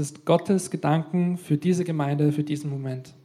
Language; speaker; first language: German; native; German